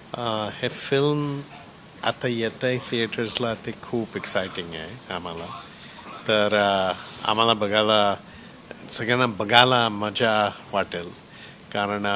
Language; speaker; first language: Marathi; early bilingual, heritage; Marathi